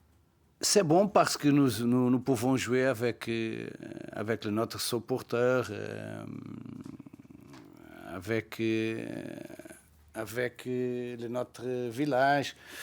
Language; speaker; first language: French; non-native, learner; Portuguese